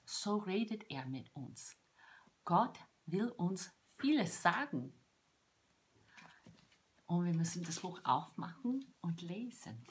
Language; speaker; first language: German; non-native, fluent; English